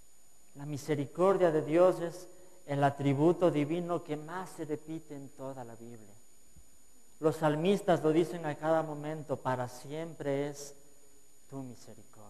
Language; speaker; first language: Spanish; native; Spanish